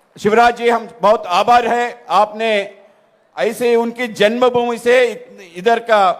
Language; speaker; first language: Hindi; non-native, local second language; Telugu